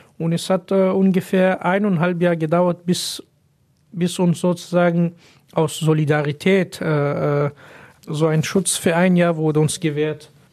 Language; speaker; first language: German; non-native, fluent; Pashto